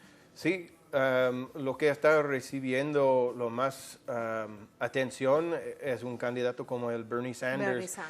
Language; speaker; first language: Spanish; non-native, fluent; English